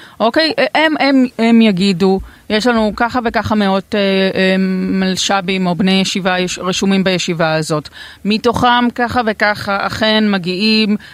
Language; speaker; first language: Hebrew; native; Hebrew